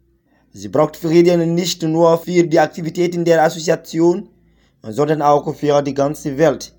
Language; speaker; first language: German; non-native, learner; French